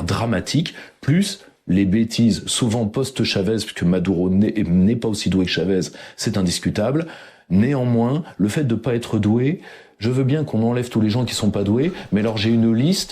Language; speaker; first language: French; native; French